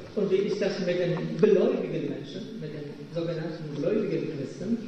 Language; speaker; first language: German; non-native, fluent; Polish